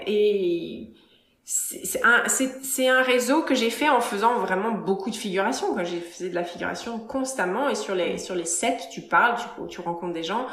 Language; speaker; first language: French; native; French